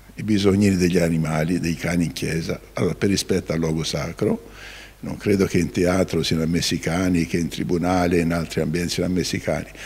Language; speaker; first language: Italian; native; Italian